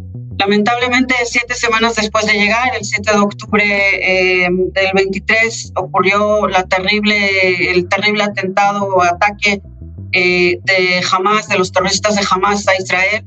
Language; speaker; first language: Spanish; non-native, fluent; Hebrew